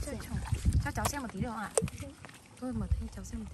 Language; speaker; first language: Chinese; non-native, fluent; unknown